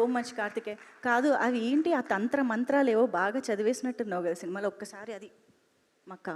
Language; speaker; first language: Telugu; native; Telugu